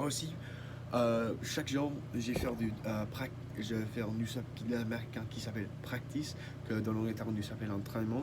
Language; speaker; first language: French; non-native, learner; English